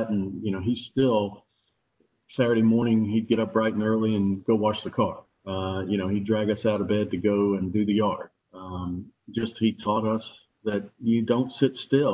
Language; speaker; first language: English; native; English